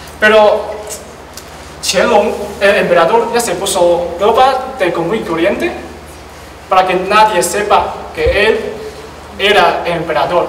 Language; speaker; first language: Spanish; non-native, learner; Chinese